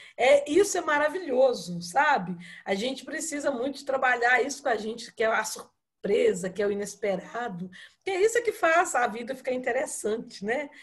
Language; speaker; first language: Portuguese; native; Portuguese